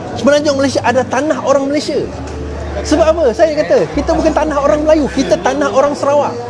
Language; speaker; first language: Malay; non-native, local second language; Chinese